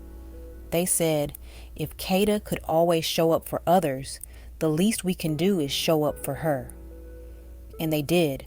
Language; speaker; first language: English; native; English